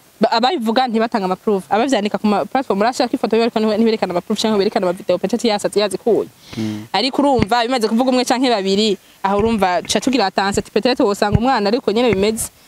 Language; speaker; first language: Rundi; native; Rundi